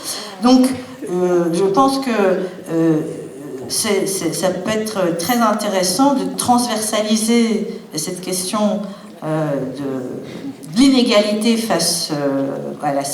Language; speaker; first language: French; native; French